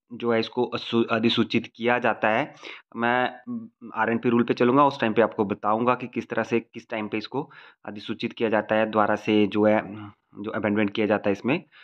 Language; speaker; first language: Hindi; native; Hindi